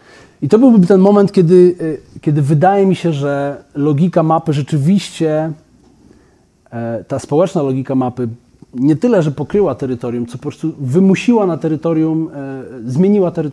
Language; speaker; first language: Polish; native; Polish